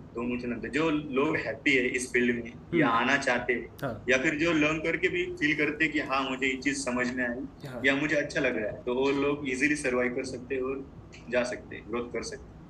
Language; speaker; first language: Hindi; non-native, local second language; Marathi